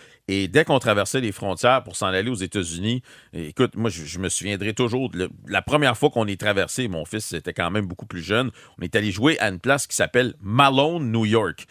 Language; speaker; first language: French; native; French